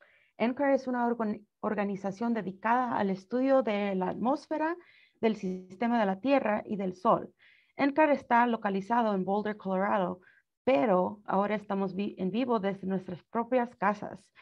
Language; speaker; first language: Spanish; early bilingual, heritage; Spanish